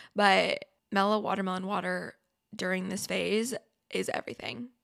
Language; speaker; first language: English; native; English